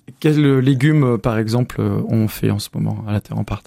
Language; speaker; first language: French; native; French